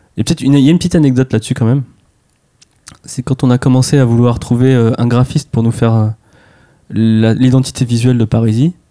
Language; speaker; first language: French; native; French